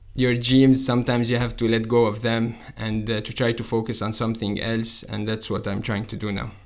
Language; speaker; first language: English; non-native, fluent; Arabic